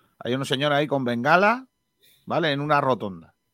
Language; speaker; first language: Spanish; native; Spanish